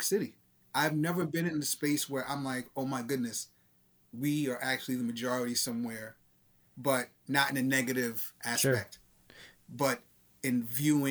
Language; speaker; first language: English; native; English